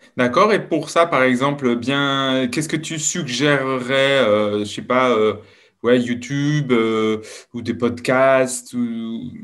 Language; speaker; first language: French; native; French